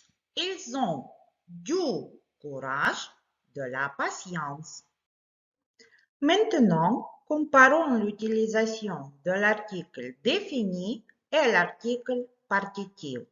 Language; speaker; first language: French; non-native, fluent; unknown